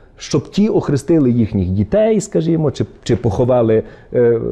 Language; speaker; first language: Ukrainian; native; Ukrainian